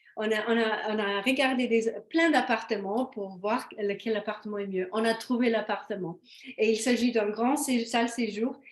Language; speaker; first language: French; non-native, fluent; Slovenian